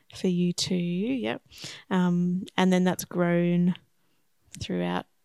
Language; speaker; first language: English; native; English